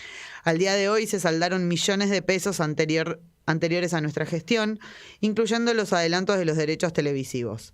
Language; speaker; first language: Spanish; native; Spanish